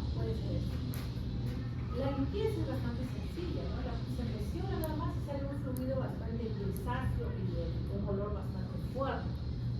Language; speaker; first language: Spanish; native; Spanish